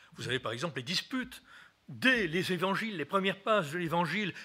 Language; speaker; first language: French; native; French